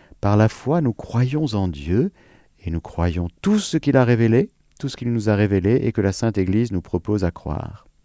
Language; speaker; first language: French; native; French